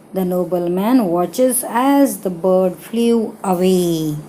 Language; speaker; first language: English; non-native, local second language; Marathi